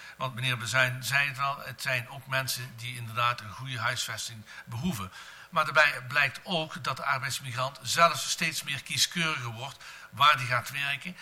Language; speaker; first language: Dutch; native; Dutch